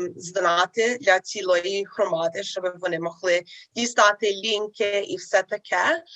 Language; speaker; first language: Ukrainian; early bilingual, heritage; Ukrainian